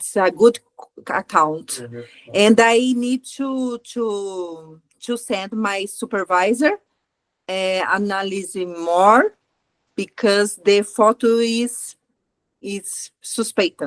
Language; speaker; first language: English; non-native, learner; Portuguese